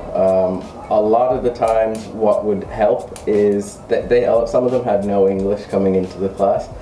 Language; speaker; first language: English; native; English